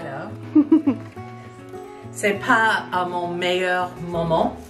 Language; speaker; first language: French; non-native, learner; English